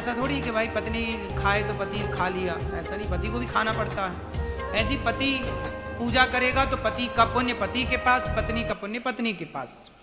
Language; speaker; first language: Hindi; native; Hindi